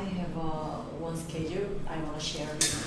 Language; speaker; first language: English; non-native, learner; Korean